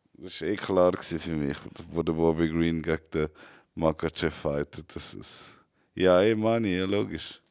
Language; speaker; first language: German; native; German